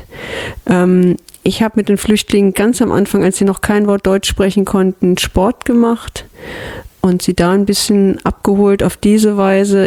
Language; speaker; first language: German; native; German